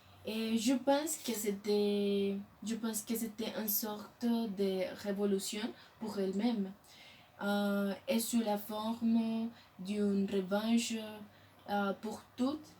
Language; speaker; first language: French; non-native, learner; Spanish